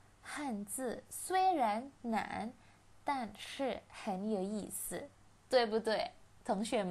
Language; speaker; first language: Chinese; non-native, fluent; Indonesian